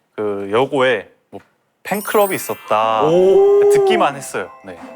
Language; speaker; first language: Korean; native; Korean